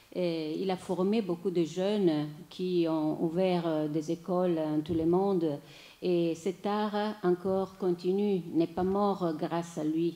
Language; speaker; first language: French; non-native, fluent; Italian